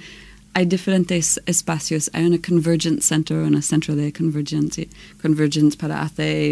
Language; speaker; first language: Spanish; non-native, learner; English